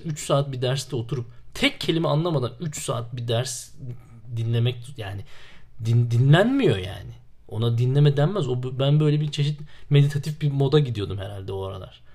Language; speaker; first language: Turkish; native; Turkish